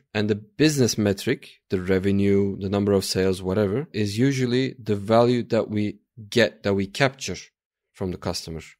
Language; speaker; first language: English; non-native, fluent; Turkish